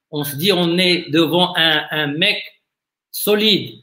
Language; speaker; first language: French; non-native, local second language; Arabic